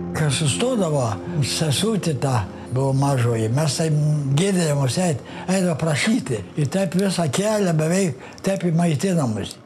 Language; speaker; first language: Lithuanian; non-native, local second language; Yiddish